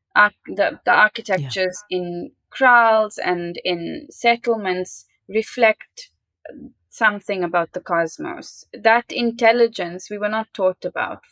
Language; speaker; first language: English; native; English